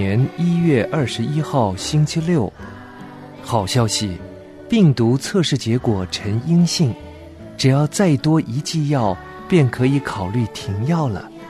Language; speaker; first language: Chinese; non-native, local second language; Cantonese